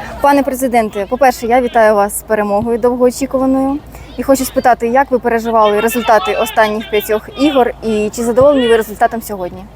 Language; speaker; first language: Ukrainian; native; Ukrainian